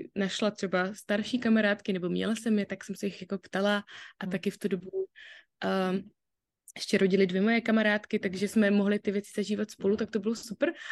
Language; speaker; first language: Czech; native; Czech